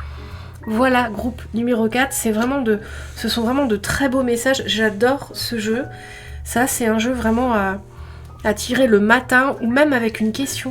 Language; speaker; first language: French; native; French